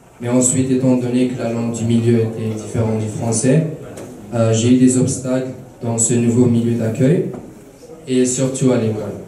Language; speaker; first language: French; early bilingual, other home language; Arabic